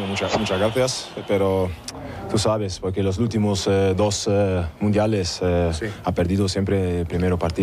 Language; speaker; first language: Spanish; non-native, fluent; German